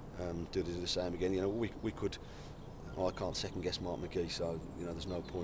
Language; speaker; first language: English; native; English